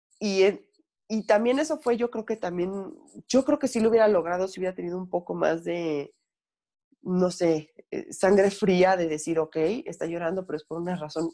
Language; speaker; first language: Spanish; native; Spanish